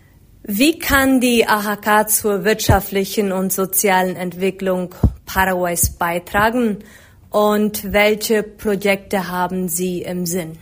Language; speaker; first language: German; non-native, fluent; Spanish